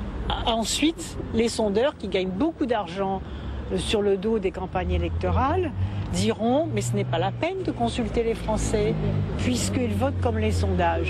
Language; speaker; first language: French; native; French